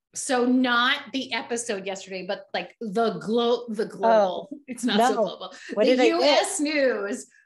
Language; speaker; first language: English; native; English